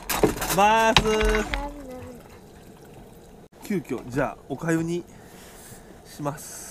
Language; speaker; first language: Japanese; native; Japanese